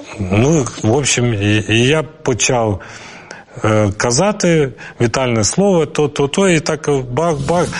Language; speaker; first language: Ukrainian; non-native, local second language; Russian